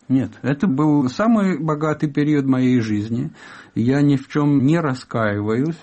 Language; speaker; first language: Russian; non-native, fluent; Italian